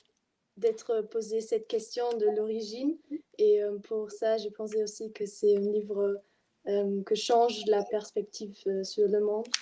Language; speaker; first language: French; non-native, fluent; German